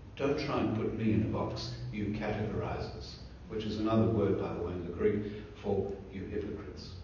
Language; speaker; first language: English; early bilingual, other home language; German